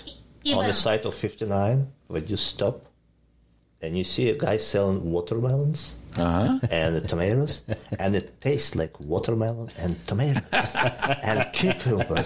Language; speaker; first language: English; non-native, fluent; Ukrainian